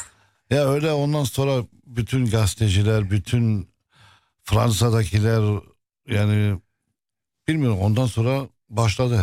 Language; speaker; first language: Turkish; early bilingual, heritage; Turkish